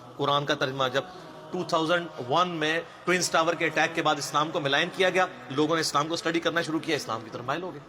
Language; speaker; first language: Urdu; native; Urdu